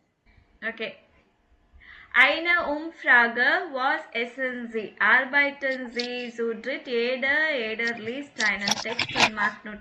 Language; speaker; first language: German; non-native, fluent; Tamil